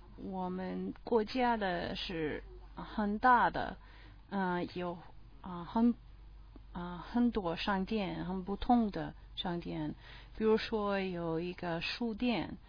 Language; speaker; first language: Chinese; non-native, learner; English